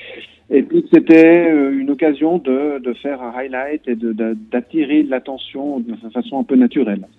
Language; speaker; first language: French; native; French